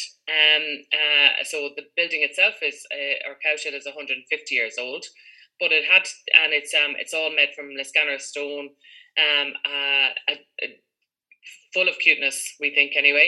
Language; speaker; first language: English; native; English